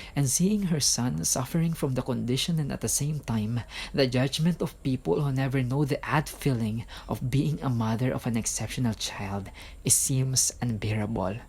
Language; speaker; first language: English; non-native, local second language; Filipino